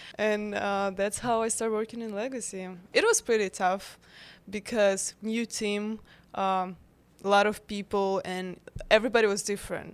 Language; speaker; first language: English; non-native, fluent; Russian